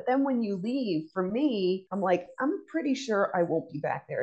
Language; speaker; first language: English; native; English